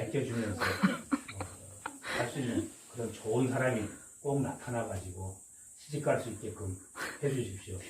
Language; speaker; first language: Korean; native; Korean